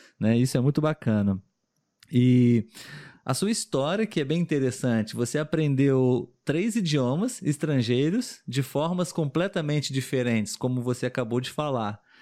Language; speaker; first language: Portuguese; native; Portuguese